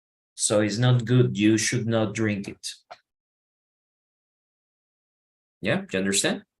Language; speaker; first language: English; non-native, fluent; Spanish